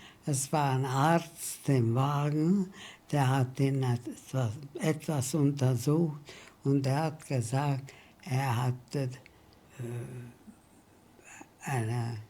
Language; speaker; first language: German; early bilingual, heritage; German